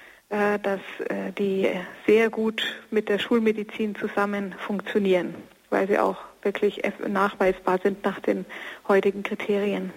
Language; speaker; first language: German; native; German